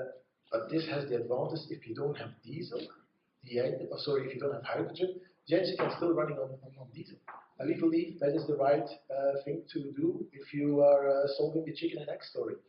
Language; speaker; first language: English; non-native, fluent; Dutch